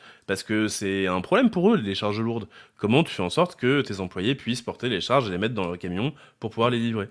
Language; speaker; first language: French; native; French